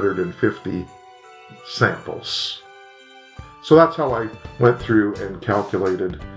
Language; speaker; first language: English; native; English